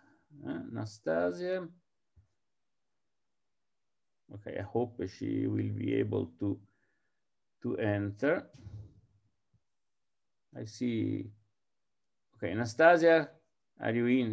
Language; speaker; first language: English; non-native, fluent; Italian